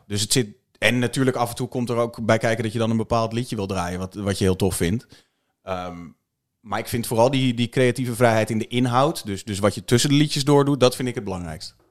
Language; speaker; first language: Dutch; native; Dutch